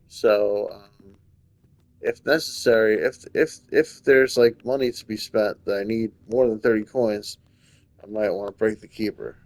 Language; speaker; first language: English; native; English